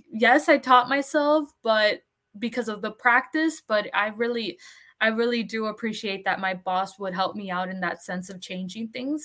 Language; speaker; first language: English; early bilingual, other home language; Spanish